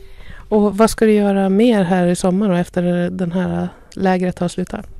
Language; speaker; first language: Swedish; native; Swedish